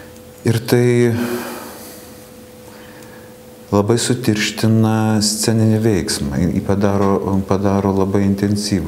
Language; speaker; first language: Lithuanian; native; Lithuanian